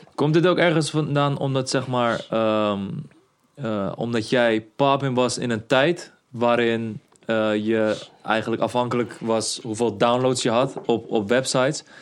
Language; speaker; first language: Dutch; native; Dutch